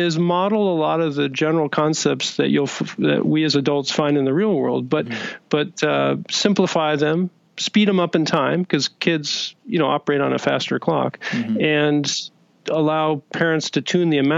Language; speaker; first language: English; native; English